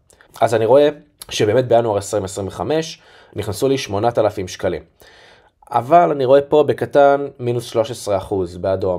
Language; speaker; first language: Hebrew; native; Hebrew